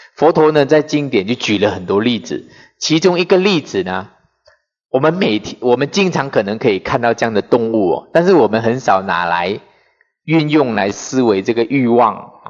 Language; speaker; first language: Chinese; non-native, fluent; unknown